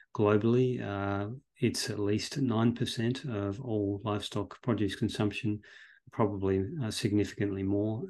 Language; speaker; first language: English; native; English